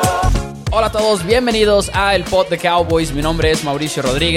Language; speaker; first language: Spanish; native; Spanish